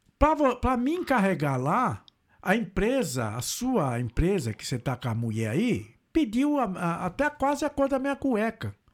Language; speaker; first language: Portuguese; native; Portuguese